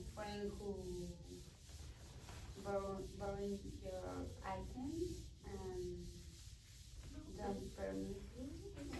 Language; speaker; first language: English; non-native, learner; Spanish